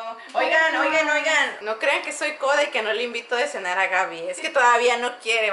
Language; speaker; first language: Spanish; native; Spanish